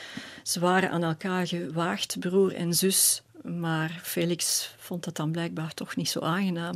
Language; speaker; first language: Dutch; native; Dutch